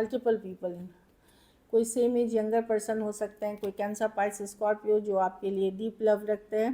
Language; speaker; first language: Hindi; native; Hindi